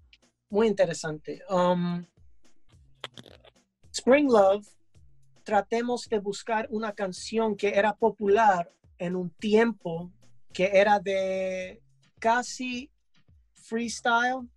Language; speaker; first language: Spanish; early bilingual, heritage; English